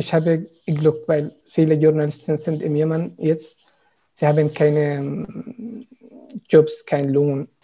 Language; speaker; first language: German; non-native, learner; Arabic